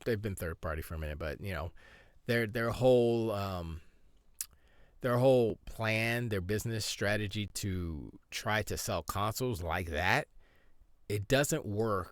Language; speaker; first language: English; native; English